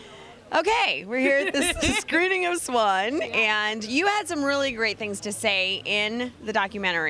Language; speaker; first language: English; native; English